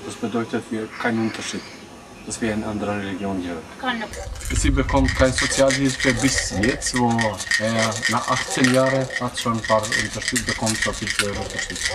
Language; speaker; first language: German; non-native, fluent; Albanian